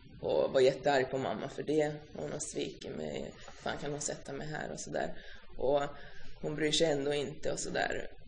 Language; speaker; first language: Swedish; early bilingual, other home language; Finnish